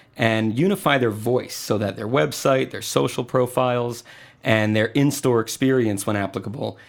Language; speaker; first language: English; non-native, fluent; Spanish